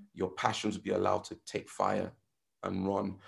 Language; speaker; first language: English; non-native, local second language; Yoruba